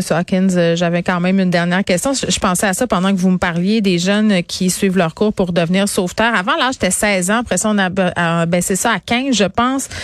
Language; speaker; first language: French; native; French